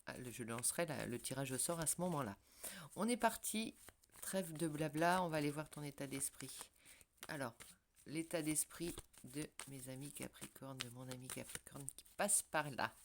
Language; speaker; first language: French; native; French